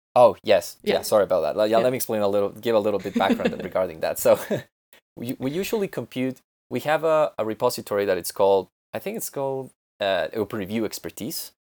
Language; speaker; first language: English; non-native, fluent; Spanish